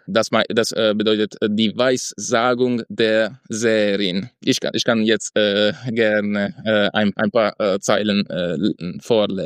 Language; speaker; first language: German; non-native, fluent; Italian